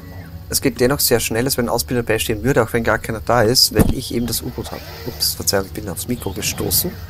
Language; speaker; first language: German; native; German